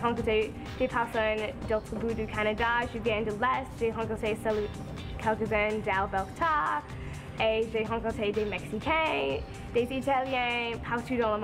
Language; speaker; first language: French; non-native, learner; English